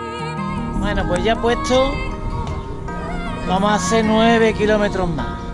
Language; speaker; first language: Spanish; native; Spanish